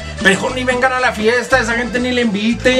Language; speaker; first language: Spanish; native; Spanish